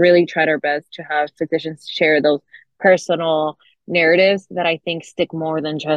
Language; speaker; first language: English; non-native, fluent; Spanish